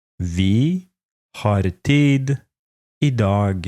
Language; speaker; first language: Norwegian; non-native, fluent; Polish